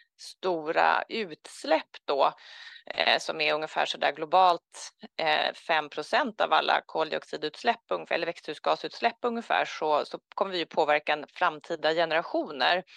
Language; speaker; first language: Swedish; native; Swedish